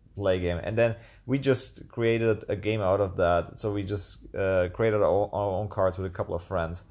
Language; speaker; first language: English; non-native, fluent; German